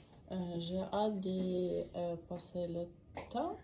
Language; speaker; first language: French; non-native, learner; Vietnamese